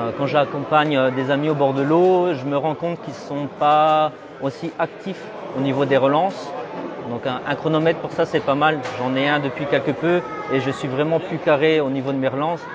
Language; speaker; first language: French; native; French